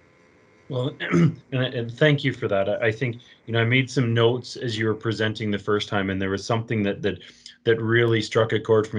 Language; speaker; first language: English; native; English